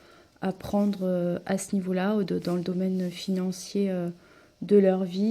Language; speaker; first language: French; native; French